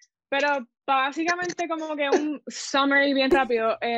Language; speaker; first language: Spanish; native; Spanish